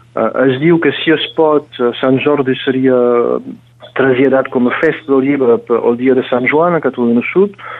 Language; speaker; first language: Catalan; native; Catalan